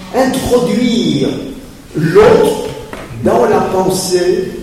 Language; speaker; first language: French; early bilingual, other home language; Polish